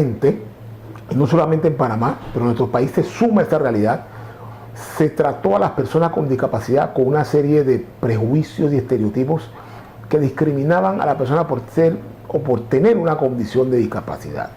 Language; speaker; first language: Spanish; native; Spanish